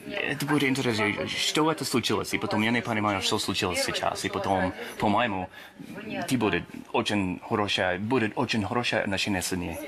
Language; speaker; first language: Russian; non-native, learner; English